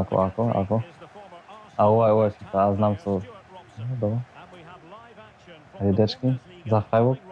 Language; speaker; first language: Macedonian; early bilingual, heritage; German